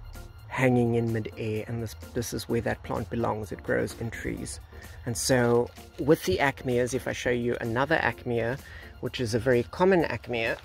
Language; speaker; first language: English; native; English